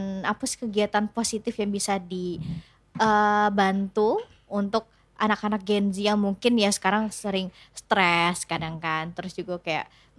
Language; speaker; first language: Indonesian; native; Indonesian